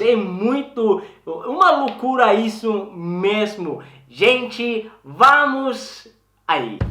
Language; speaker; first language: Portuguese; non-native, learner; Swedish